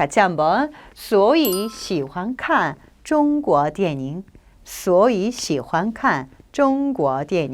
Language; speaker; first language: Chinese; non-native, fluent; Korean